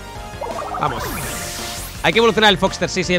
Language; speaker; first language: Spanish; native; Spanish